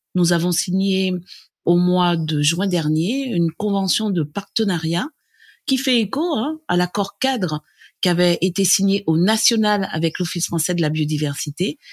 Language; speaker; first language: French; native; French